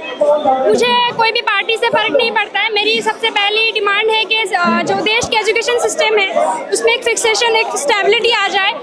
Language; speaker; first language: Hindi; non-native, local second language; Assamese